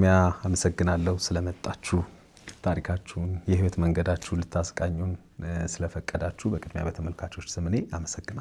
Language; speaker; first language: Amharic; native; Amharic